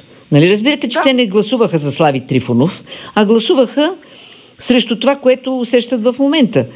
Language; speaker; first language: Bulgarian; native; Bulgarian